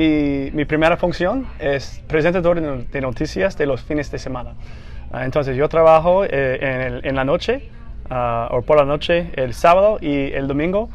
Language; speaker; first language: Spanish; non-native, fluent; English